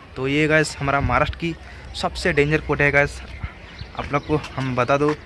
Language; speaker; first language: Hindi; non-native, local second language; Kannada